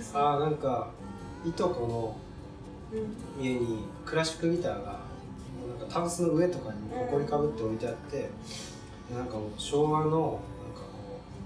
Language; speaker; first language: Japanese; native; Japanese